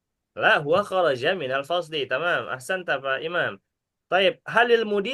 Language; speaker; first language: Arabic; non-native, fluent; Indonesian